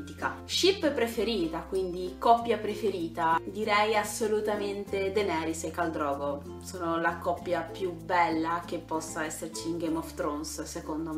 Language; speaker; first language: Italian; native; Italian